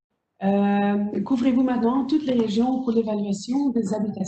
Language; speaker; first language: French; non-native, local second language; Dutch